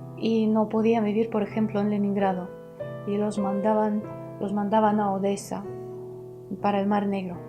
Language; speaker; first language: Spanish; early bilingual, heritage; Spanish